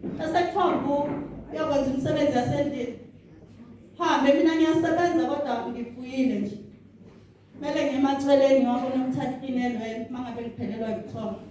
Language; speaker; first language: Zulu; non-native, local second language; Southern Sotho